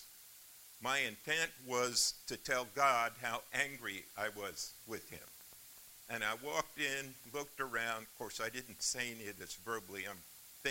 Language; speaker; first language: English; native; English